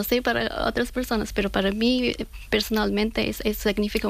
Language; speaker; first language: Spanish; non-native, learner; Persian